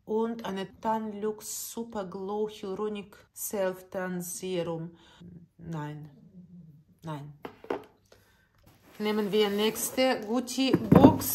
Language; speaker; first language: German; non-native, learner; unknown